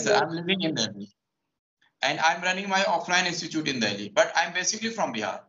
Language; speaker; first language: English; non-native, local second language; Hindi